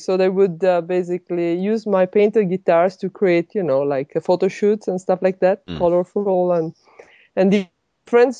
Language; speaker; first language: English; non-native, fluent; Italian